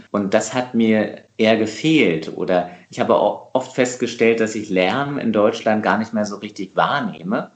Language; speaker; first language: German; native; German